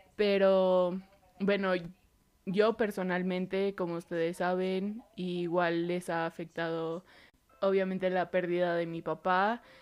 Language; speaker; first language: Spanish; early bilingual, heritage; Spanish